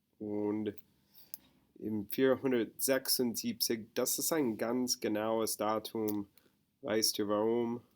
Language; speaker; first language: German; non-native, learner; English